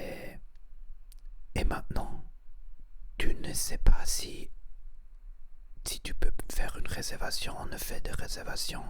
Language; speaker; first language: French; non-native, learner; Spanish